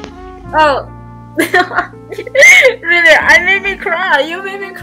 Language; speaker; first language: English; non-native, learner; Spanish